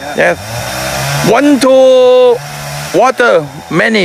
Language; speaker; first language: English; non-native, learner; Thai